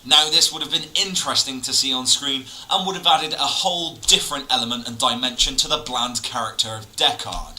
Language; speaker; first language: English; native; English